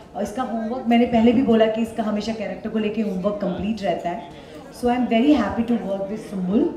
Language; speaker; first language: Hindi; native; Hindi